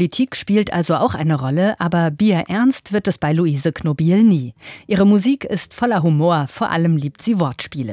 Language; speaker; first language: German; native; German